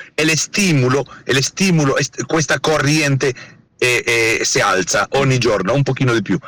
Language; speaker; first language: Italian; non-native, learner; Spanish